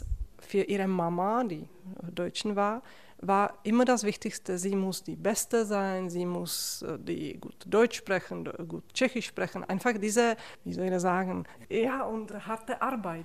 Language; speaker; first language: German; non-native, fluent; Czech